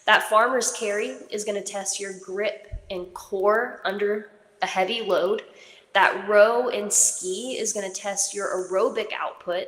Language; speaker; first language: English; native; English